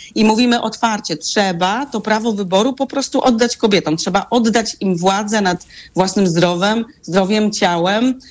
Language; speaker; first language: Polish; native; Polish